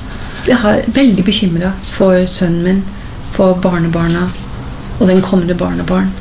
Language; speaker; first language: Norwegian; non-native, fluent; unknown